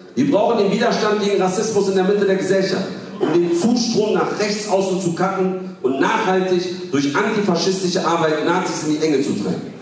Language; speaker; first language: German; early bilingual, other home language; Kurdish